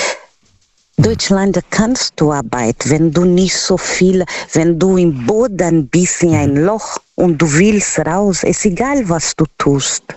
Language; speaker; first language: German; non-native, learner; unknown